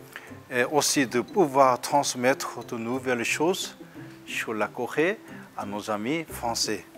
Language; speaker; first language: French; non-native, fluent; Korean